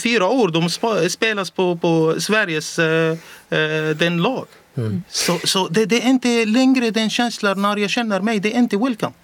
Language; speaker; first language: Swedish; non-native, learner; Arabic